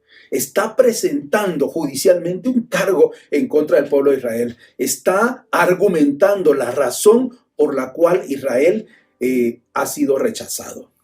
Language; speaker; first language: Spanish; native; Spanish